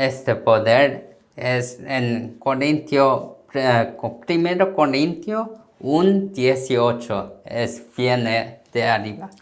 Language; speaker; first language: Spanish; non-native, learner; Korean